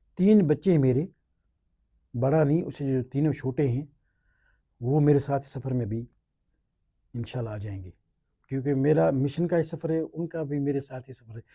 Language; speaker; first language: Urdu; non-native, local second language; Sindhi